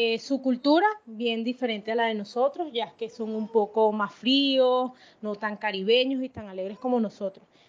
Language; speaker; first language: Spanish; native; Spanish